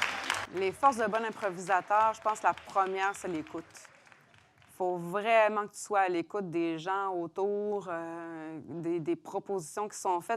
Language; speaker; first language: French; native; French